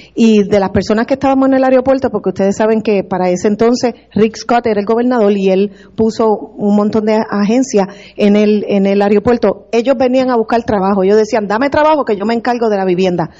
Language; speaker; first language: Spanish; native; Spanish